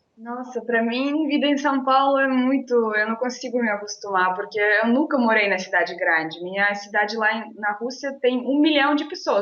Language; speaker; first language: Portuguese; non-native, fluent; Russian